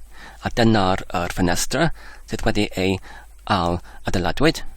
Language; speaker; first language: Welsh; non-native, learner; English